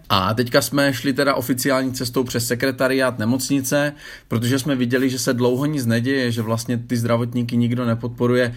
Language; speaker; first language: Czech; native; Czech